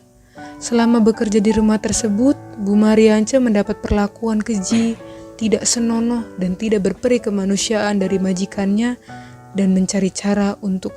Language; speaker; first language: Indonesian; native; Indonesian